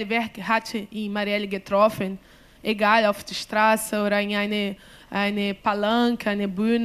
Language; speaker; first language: German; non-native, learner; Portuguese